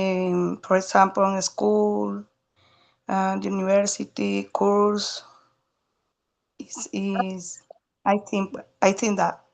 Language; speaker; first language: English; non-native, learner; Spanish